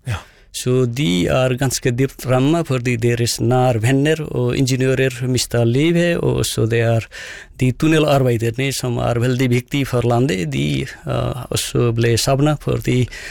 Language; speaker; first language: Norwegian; non-native, fluent; Nepali